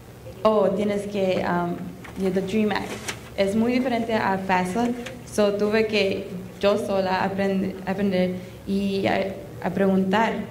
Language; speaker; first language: Spanish; early bilingual, heritage; Spanish